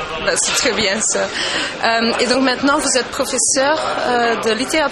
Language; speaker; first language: French; non-native, local second language; Dutch